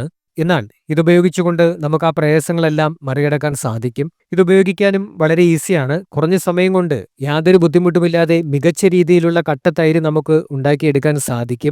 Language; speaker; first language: Malayalam; native; Malayalam